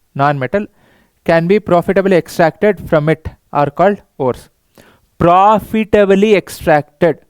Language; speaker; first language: English; non-native, local second language; Kannada